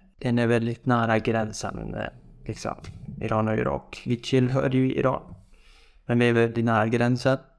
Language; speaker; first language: Swedish; non-native, fluent; Kurdish